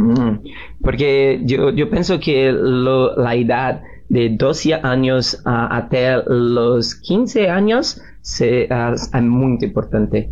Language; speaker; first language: Spanish; non-native, learner; Portuguese